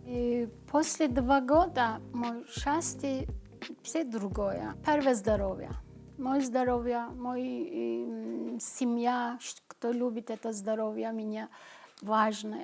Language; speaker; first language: Russian; non-native, learner; Turkish